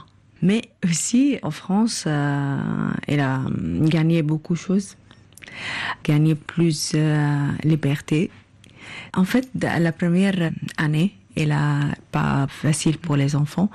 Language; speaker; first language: French; non-native, learner; Arabic